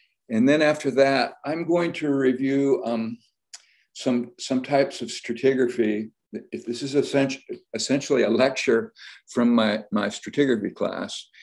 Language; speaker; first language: English; native; English